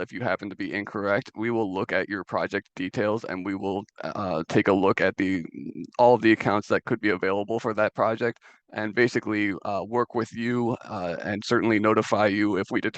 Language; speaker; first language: English; native; English